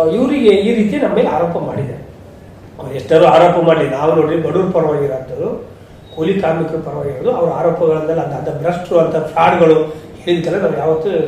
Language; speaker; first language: Kannada; native; Kannada